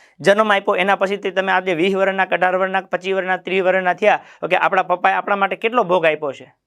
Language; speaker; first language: Gujarati; native; Gujarati